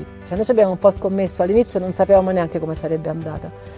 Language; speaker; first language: Italian; native; Italian